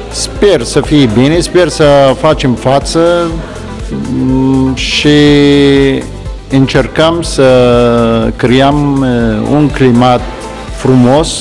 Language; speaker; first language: Romanian; non-native, fluent; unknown